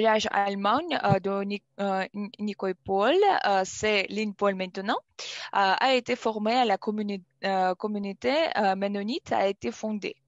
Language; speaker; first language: French; non-native, learner; Russian